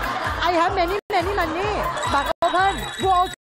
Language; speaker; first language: English; non-native, learner; Chinese